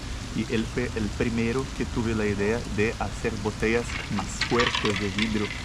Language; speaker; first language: Spanish; non-native, fluent; Portuguese